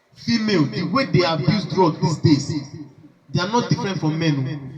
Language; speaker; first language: English; non-native, local second language; Yoruba